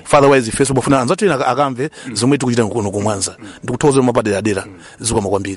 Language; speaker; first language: Nyanja; native; Nyanja